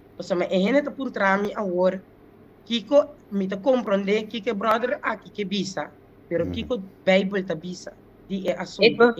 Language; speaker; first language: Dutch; non-native, local second language; Papiamento